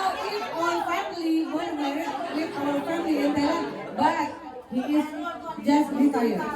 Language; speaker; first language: English; non-native, learner; Indonesian